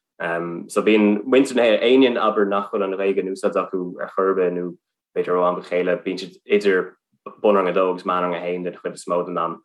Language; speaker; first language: Irish; non-native, local second language; English